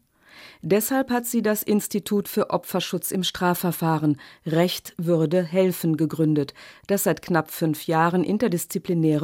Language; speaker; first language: German; native; German